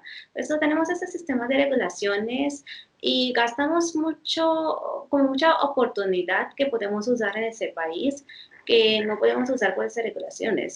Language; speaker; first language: Spanish; non-native, fluent; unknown